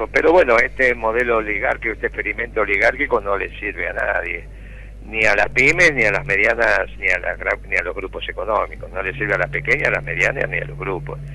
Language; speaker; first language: Spanish; native; Spanish